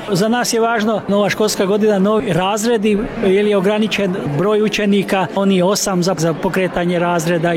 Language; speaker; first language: Croatian; early bilingual, heritage; Croatian